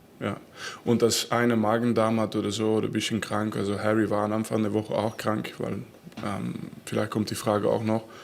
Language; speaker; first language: German; non-native, fluent; French